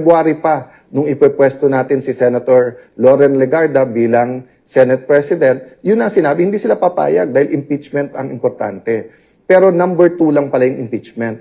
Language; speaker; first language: Filipino; native; Filipino